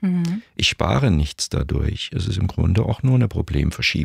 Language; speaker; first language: German; native; German